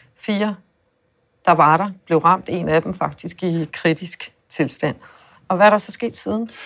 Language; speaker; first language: Danish; native; Danish